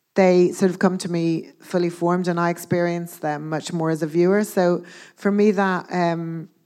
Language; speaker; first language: English; native; English